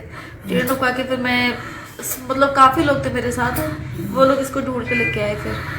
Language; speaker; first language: Hindi; non-native, local second language; Punjabi